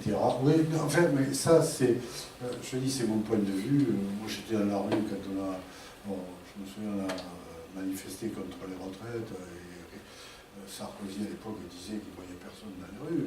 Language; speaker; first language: French; native; French